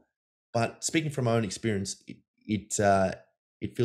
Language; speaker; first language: English; native; English